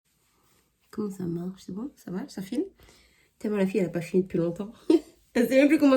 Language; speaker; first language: French; native; French